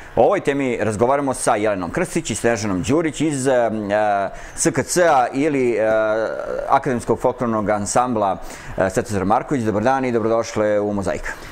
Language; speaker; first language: Serbian; native; Serbian